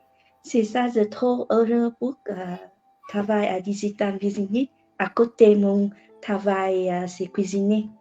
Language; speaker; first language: French; non-native, learner; Vietnamese